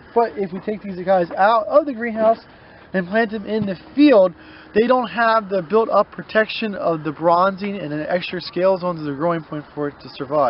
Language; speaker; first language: English; native; English